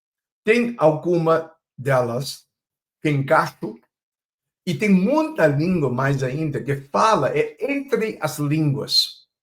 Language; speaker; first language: Portuguese; non-native, fluent; Chinese